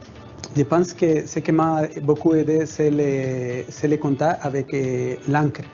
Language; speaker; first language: French; non-native, fluent; Spanish